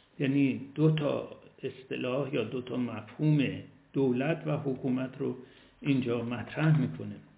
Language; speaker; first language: Persian; native; Persian